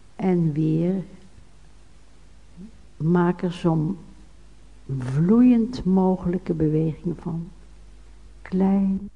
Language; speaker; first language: Dutch; native; Dutch